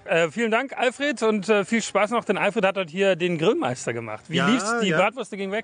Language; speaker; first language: German; native; German